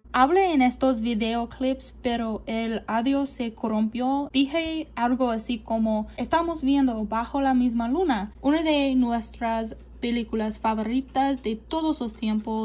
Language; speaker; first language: Spanish; non-native, learner; English